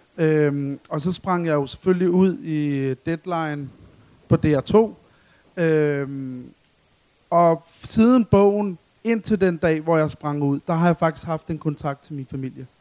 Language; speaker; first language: Danish; early bilingual, other home language; Arabic